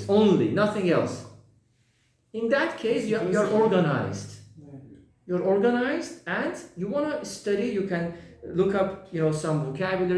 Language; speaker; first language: English; non-native, fluent; Persian